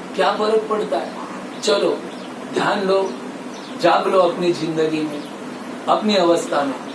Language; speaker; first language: Hindi; non-native, local second language; Marathi